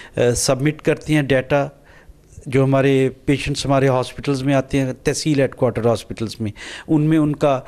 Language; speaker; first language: Urdu; non-native, local second language; Punjabi